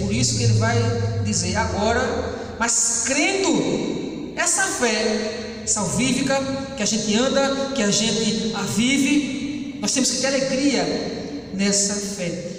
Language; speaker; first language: Portuguese; native; Portuguese